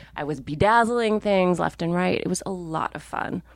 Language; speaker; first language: English; native; English